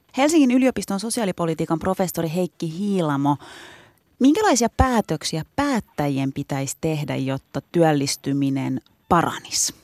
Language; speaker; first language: Finnish; early bilingual, other home language; Turkish